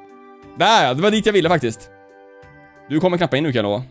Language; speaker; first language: Swedish; native; Swedish